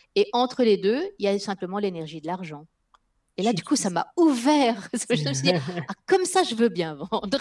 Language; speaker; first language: French; early bilingual, other home language; Dutch